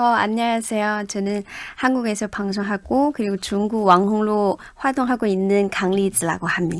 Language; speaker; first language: Korean; non-native, fluent; Chinese